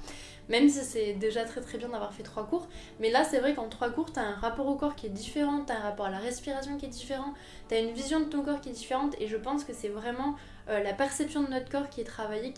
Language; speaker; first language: French; native; French